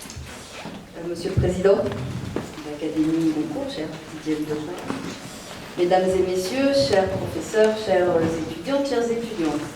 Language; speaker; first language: French; native; French